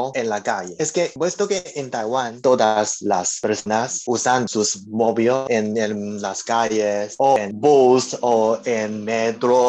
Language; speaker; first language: Spanish; non-native, learner; Chinese